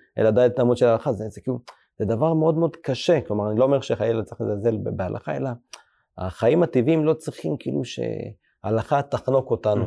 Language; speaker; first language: Hebrew; early bilingual, other home language; Amharic